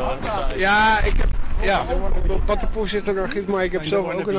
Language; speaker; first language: Dutch; native; Dutch